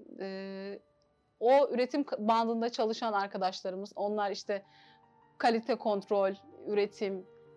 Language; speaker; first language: Turkish; native; Turkish